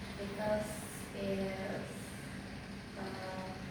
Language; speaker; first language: English; non-native, learner; Indonesian